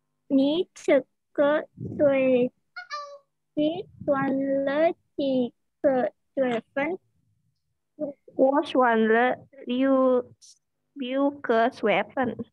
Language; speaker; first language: Chinese; non-native, learner; Indonesian